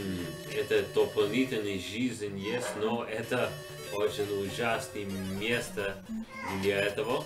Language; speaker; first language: Russian; non-native, learner; English